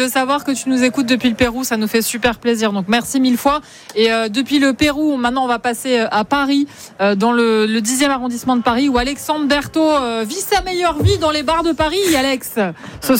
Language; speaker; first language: French; native; French